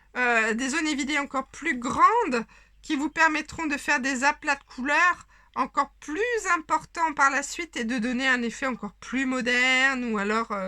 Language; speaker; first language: French; native; French